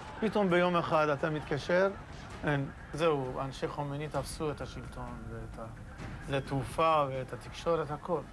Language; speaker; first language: Hebrew; non-native, fluent; Persian